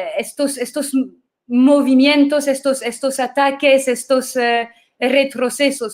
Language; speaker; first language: Spanish; non-native, fluent; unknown